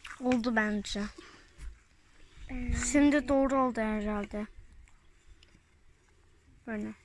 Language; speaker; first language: Turkish; early bilingual, heritage; Turkish